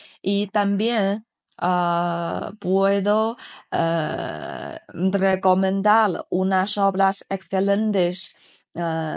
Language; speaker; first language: Spanish; non-native, fluent; Chinese